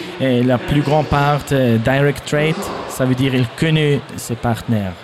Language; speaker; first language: French; non-native, learner; German